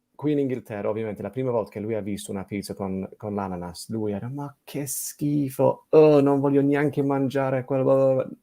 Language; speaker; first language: Italian; non-native, fluent; English